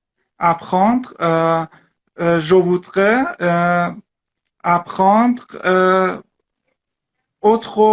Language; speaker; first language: French; non-native, learner; Persian